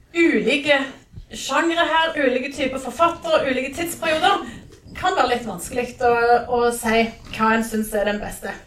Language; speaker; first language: Norwegian; native; Norwegian